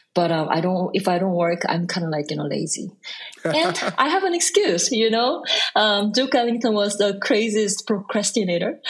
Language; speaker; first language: English; non-native, fluent; Korean